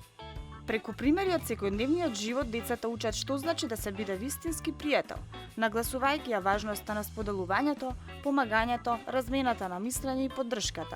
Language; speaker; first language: Macedonian; native; Macedonian